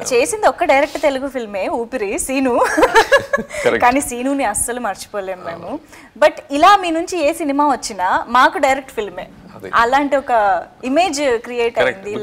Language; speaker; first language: Telugu; native; Telugu